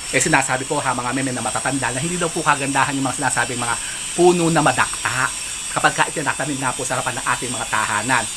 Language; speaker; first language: Filipino; native; Filipino